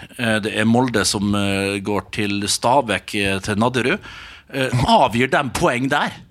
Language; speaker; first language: Norwegian; native; Norwegian